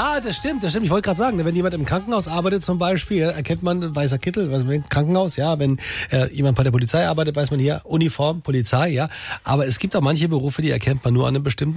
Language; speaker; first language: German; native; German